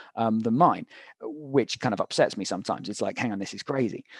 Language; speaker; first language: English; native; English